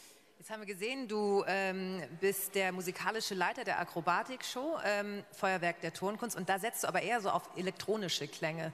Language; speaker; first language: German; native; German